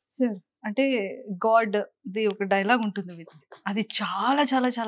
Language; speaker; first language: Telugu; native; Telugu